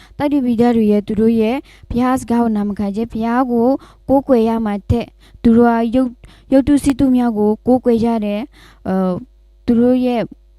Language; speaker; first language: Burmese; non-native, local second language; S'gaw Karen